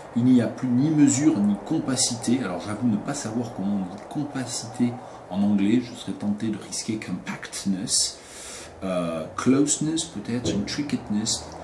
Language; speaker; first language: French; native; French